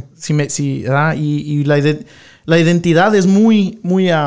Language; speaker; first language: Spanish; early bilingual, heritage; Spanish